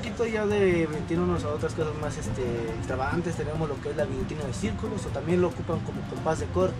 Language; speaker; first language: Spanish; native; Spanish